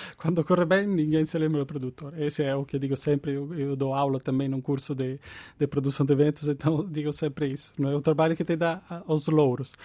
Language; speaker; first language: Portuguese; non-native, fluent; Italian